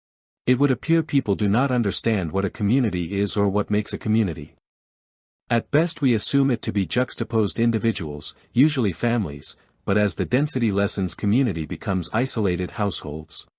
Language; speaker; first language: English; native; English